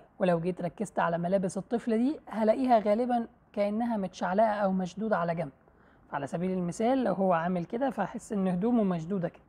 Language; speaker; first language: Arabic; native; Arabic